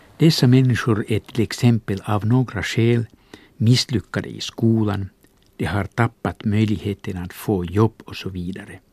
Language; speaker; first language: Swedish; non-native, local second language; Finnish